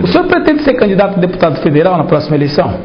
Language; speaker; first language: Portuguese; native; Portuguese